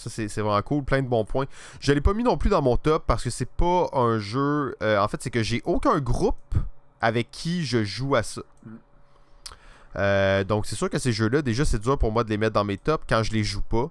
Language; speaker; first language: French; native; French